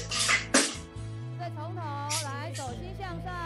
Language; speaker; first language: Chinese; native; Chinese